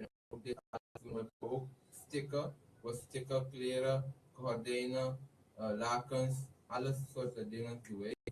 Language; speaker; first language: Dutch; non-native, learner; Haitian Creole